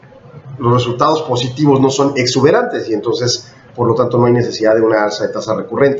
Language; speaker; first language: Spanish; native; Spanish